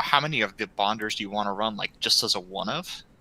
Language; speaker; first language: English; native; English